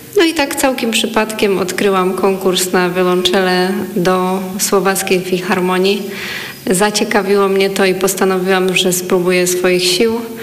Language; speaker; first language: Polish; native; Polish